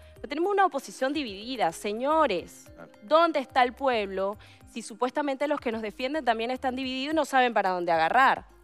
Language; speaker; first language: Spanish; native; Spanish